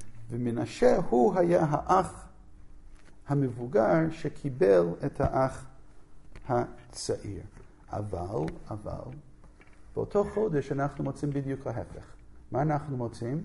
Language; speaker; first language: Hebrew; non-native, fluent; English